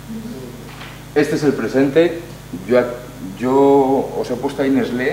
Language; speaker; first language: Spanish; native; Spanish